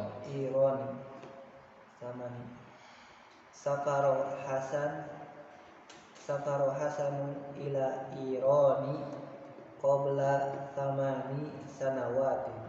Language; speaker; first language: Arabic; non-native, learner; Indonesian